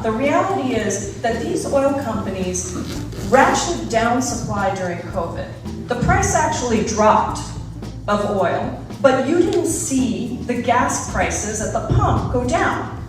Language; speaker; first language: English; native; English